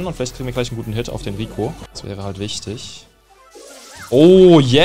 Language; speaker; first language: German; native; German